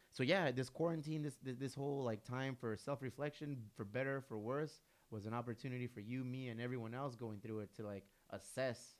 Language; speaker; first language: English; early bilingual, other home language; Spanish